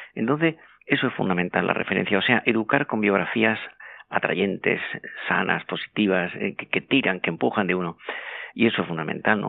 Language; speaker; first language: Spanish; native; Spanish